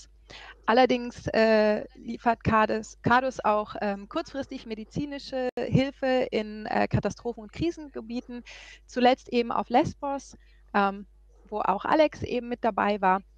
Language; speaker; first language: German; native; German